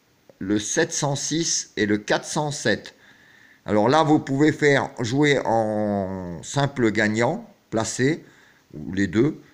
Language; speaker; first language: French; native; French